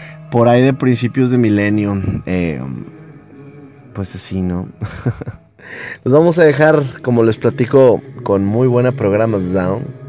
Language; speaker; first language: Spanish; native; Spanish